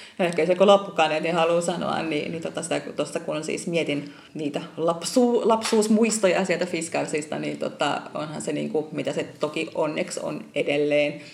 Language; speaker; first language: Finnish; native; Finnish